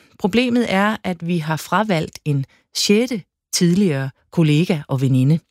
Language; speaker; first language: Danish; native; Danish